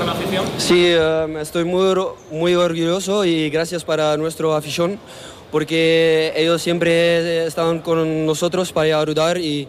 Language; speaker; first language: Spanish; non-native, learner; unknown